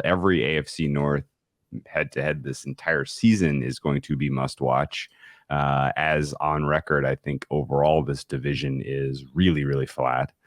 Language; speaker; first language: English; native; English